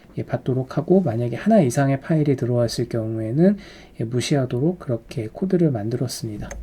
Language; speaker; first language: Korean; native; Korean